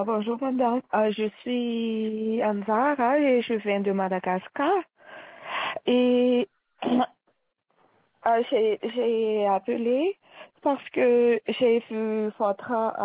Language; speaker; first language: French; non-native, local second language; Malagasy